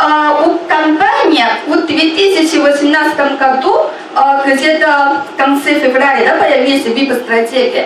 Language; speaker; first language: Russian; non-native, learner; Chinese